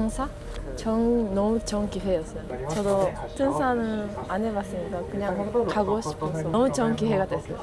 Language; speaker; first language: Korean; non-native, learner; Japanese